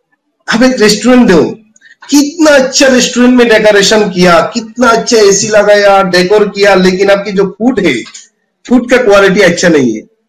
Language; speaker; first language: Hindi; non-native, fluent; Bangla